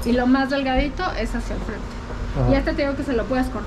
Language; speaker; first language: Spanish; native; Spanish